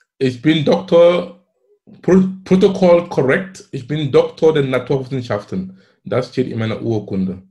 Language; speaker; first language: German; non-native, fluent; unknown